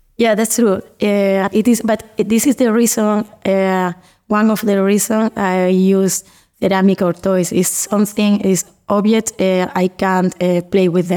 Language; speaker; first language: English; non-native, learner; Spanish